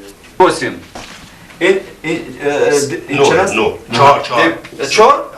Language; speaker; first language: Russian; non-native, local second language; Tajik